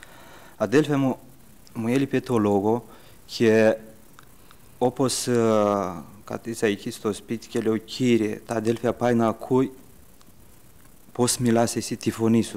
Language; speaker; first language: Greek; early bilingual, heritage; Greek